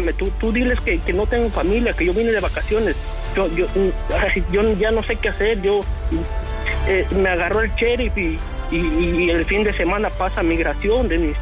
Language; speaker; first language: Spanish; native; Spanish